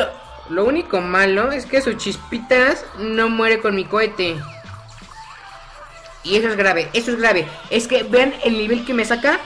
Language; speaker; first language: Spanish; native; Spanish